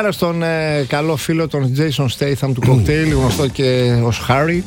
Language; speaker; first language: Greek; native; Greek